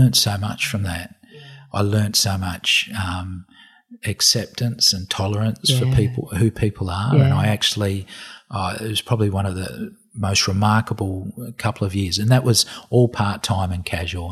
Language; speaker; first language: English; native; English